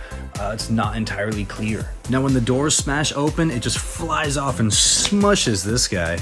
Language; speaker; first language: English; native; English